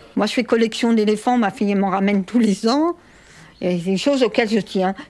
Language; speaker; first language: French; native; French